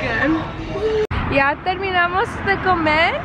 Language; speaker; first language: Spanish; early bilingual, heritage; Spanish